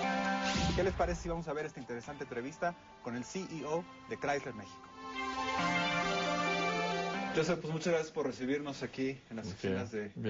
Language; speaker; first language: Spanish; native; Spanish